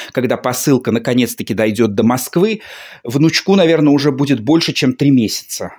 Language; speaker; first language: Russian; native; Russian